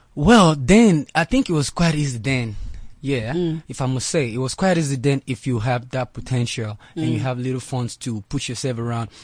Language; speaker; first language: English; non-native, local second language; Yoruba